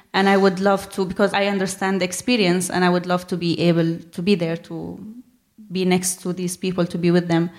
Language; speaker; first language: English; non-native, fluent; Arabic